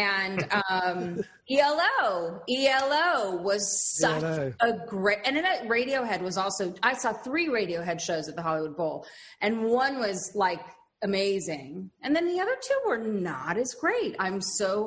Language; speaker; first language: English; native; English